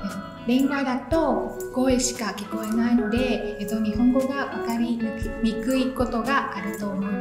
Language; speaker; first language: Japanese; non-native, fluent; Vietnamese